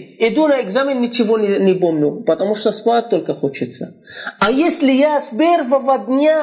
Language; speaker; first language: Russian; non-native, fluent; Arabic